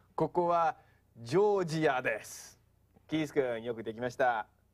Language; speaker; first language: Japanese; non-native, fluent; English